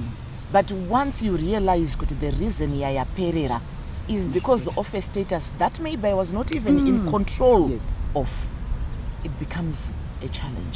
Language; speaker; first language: English; non-native, local second language; Shona